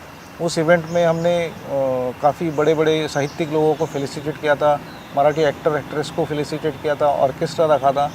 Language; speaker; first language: Hindi; non-native, local second language; Marathi